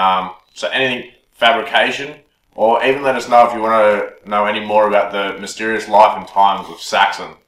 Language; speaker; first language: English; native; English